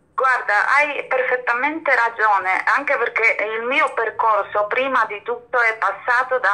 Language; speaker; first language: Italian; non-native, fluent; Polish